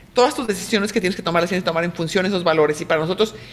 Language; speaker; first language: Spanish; native; Spanish